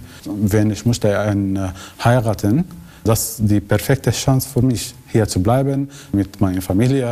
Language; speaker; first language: German; non-native, learner; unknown